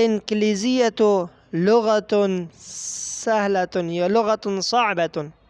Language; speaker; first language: Arabic; non-native, fluent; Persian